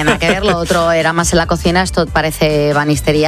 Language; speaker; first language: Spanish; native; Spanish